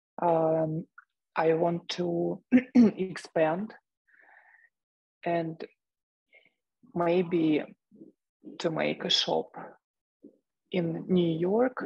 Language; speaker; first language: English; non-native, fluent; Russian